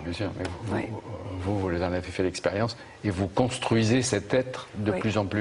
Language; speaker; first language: French; native; French